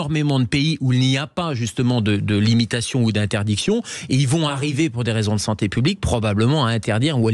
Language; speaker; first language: French; native; French